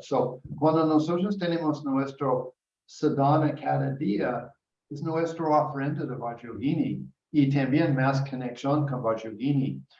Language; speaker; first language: Spanish; non-native, learner; English